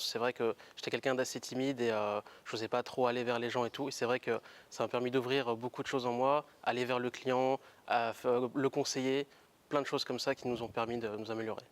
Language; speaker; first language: French; native; French